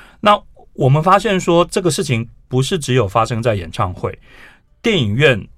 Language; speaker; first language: Chinese; native; Chinese